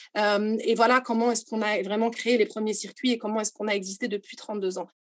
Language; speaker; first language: French; non-native, local second language; Arabic